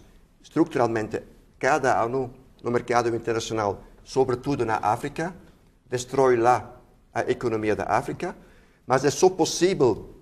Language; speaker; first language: Portuguese; non-native, fluent; Dutch